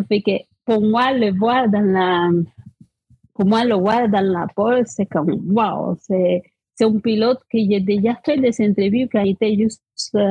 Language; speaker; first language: French; non-native, fluent; Spanish